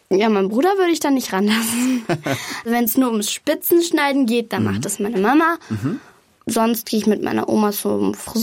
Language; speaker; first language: German; native; German